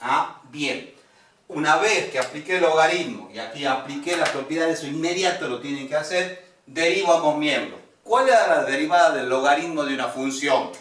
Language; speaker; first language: Spanish; native; Spanish